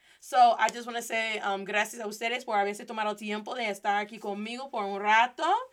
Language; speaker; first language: Spanish; non-native, fluent; English